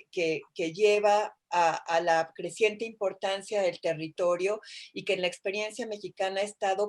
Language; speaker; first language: Spanish; native; Spanish